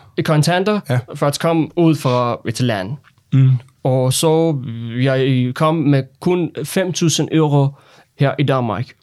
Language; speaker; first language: Danish; non-native, learner; Persian